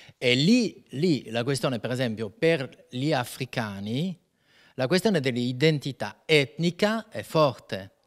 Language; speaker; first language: Italian; non-native, fluent; French